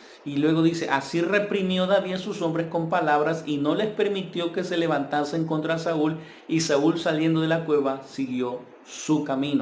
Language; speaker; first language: Spanish; native; Spanish